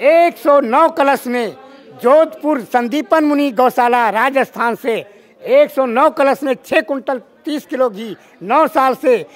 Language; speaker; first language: Hindi; native; Hindi